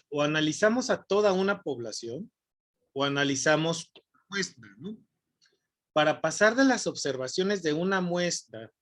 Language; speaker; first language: Spanish; native; Spanish